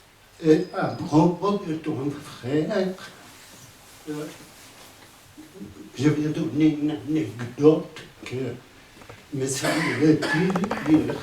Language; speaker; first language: French; non-native, fluent; Spanish